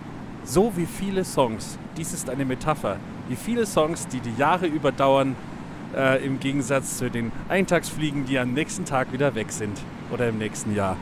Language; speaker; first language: German; native; German